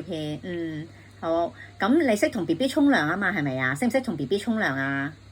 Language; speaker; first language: Cantonese; native; Cantonese